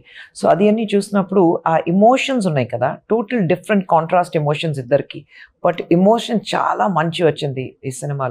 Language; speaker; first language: Telugu; non-native, fluent; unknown